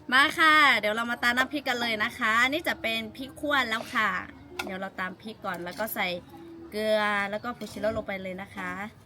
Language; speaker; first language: Thai; non-native, local second language; Lahu